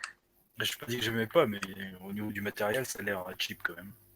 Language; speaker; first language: French; native; French